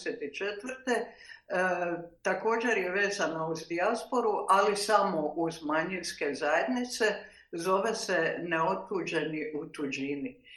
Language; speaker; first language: Croatian; native; Croatian